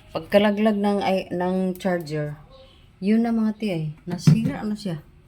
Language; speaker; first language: Filipino; non-native, local second language; Cebuano